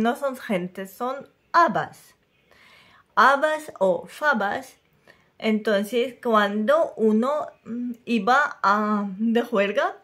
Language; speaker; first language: Spanish; non-native, fluent; Russian